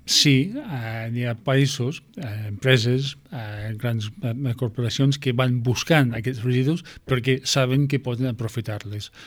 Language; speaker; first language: Catalan; non-native, fluent; English